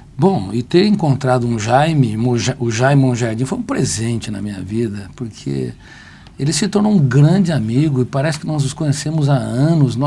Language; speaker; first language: Portuguese; native; Portuguese